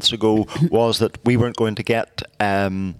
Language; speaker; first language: English; native; English